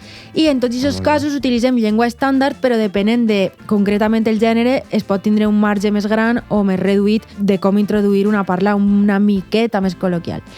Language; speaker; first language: Catalan; native; Catalan